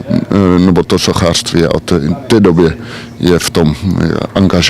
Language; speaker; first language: Czech; non-native, learner; Dutch